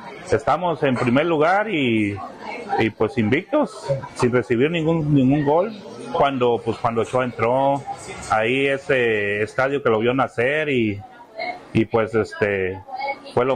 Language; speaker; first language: Spanish; native; Spanish